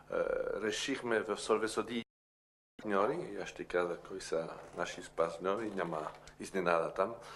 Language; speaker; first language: Bulgarian; non-native, learner; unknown